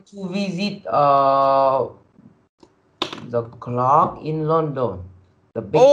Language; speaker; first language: English; non-native, learner; Vietnamese